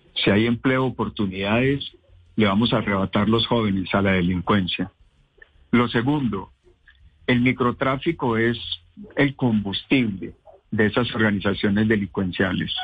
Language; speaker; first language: Spanish; native; Spanish